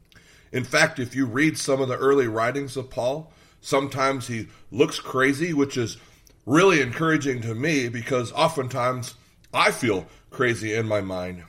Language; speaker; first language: English; native; English